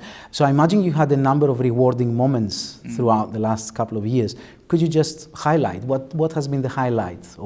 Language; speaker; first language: English; non-native, fluent; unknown